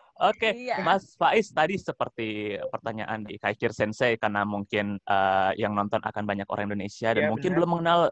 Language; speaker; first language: Indonesian; native; Indonesian